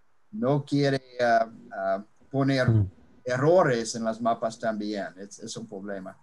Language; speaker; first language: Spanish; non-native, fluent; English